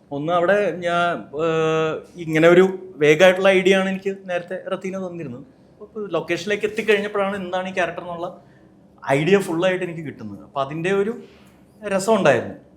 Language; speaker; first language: Malayalam; native; Malayalam